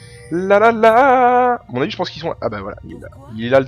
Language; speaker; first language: French; native; French